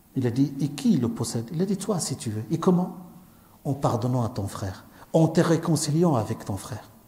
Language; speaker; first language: French; non-native, local second language; Arabic